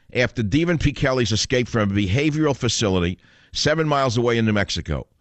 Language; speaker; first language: English; native; English